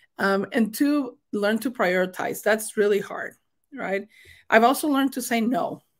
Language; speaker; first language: English; non-native, fluent; Spanish